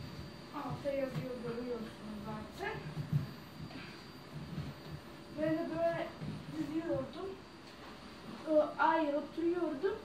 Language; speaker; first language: Turkish; non-native, fluent; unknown